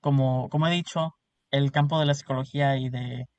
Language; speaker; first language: Spanish; early bilingual, heritage; Spanish